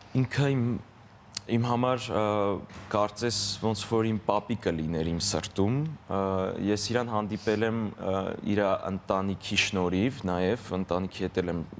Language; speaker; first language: Armenian; early bilingual, heritage; Armenian